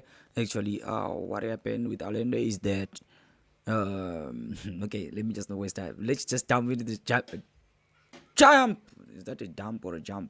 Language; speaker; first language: English; non-native, local second language; Zulu